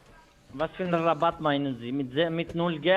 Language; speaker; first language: German; non-native, fluent; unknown